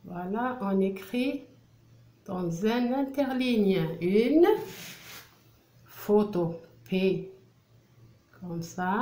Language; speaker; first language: French; non-native, local second language; Arabic